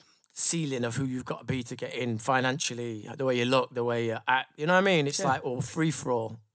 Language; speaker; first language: English; native; English